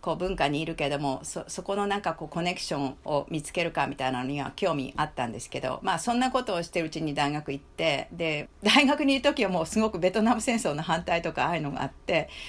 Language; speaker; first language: Japanese; native; Japanese